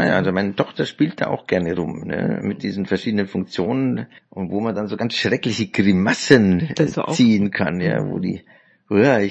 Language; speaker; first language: German; native; German